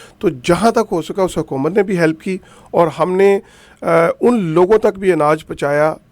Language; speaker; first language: Urdu; native; Urdu